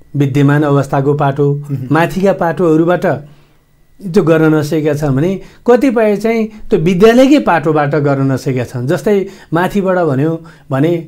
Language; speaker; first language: Nepali; native; Nepali